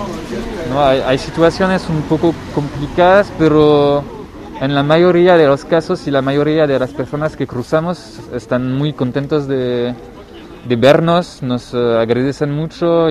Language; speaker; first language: Spanish; non-native, fluent; French